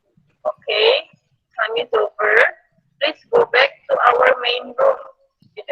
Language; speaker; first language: English; non-native, fluent; Indonesian